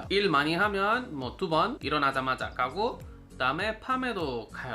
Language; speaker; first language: Korean; non-native, learner; Spanish